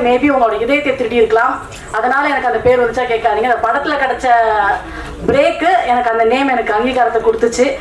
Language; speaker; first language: Tamil; non-native, local second language; Telugu